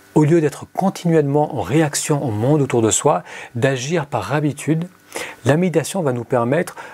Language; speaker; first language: French; early bilingual, other home language; Arabic